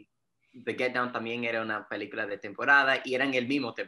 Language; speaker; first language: Spanish; early bilingual, heritage; Spanish